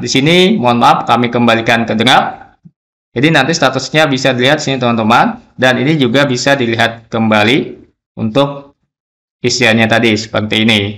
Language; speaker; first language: Indonesian; native; Indonesian